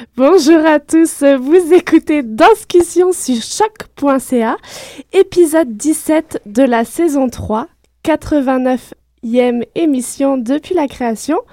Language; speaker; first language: French; native; French